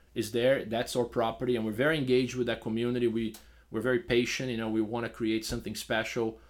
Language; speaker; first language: English; non-native, fluent; Portuguese